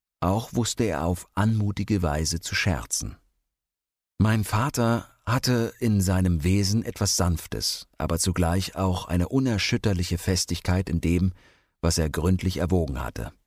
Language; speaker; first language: German; native; German